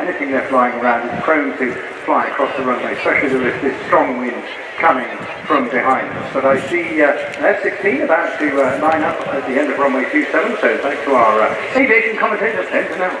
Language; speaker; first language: English; native; English